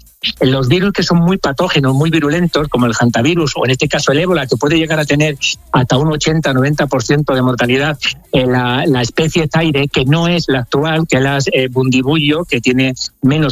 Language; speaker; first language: Spanish; native; Spanish